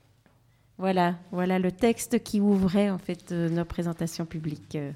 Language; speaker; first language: French; native; French